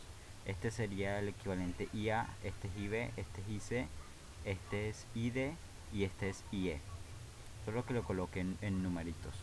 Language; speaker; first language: Spanish; native; Spanish